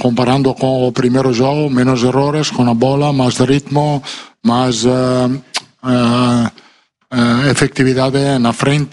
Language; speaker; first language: Portuguese; non-native, fluent; Italian